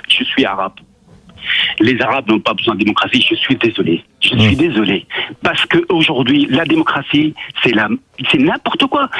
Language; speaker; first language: French; non-native, fluent; Arabic